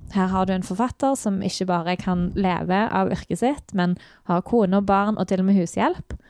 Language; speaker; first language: Norwegian; native; Norwegian